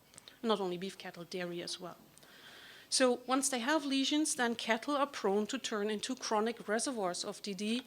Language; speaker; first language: English; non-native, fluent; German